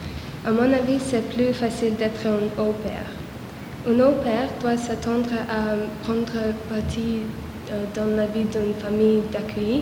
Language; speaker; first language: French; non-native, learner; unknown